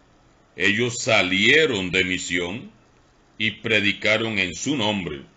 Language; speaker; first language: Spanish; native; Spanish